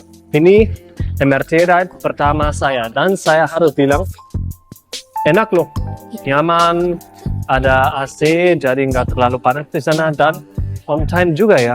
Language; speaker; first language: Indonesian; non-native, fluent; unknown